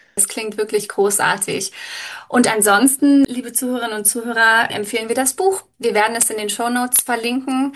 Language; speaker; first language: German; native; German